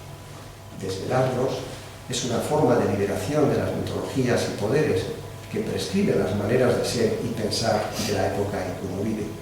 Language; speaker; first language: Spanish; native; Spanish